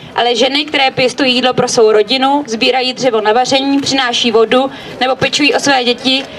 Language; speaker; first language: Czech; native; Czech